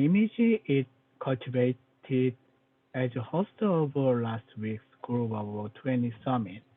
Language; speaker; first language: English; non-native, learner; Korean